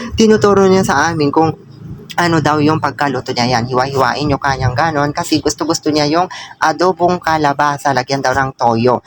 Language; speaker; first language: Filipino; non-native, local second language; Iloko